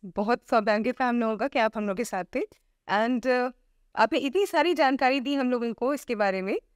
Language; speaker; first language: Hindi; native; Hindi